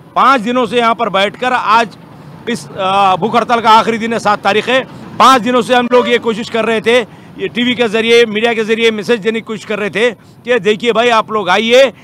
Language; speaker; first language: Urdu; native; Urdu